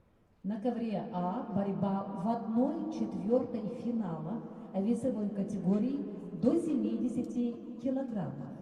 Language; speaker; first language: Russian; native; Russian